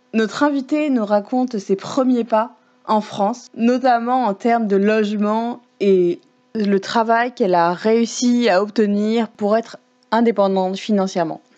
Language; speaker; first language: French; native; French